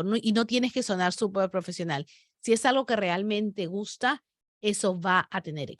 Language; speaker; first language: Spanish; native; Spanish